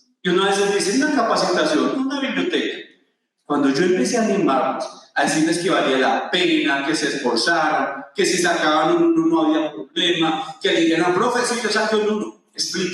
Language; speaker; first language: Spanish; native; Spanish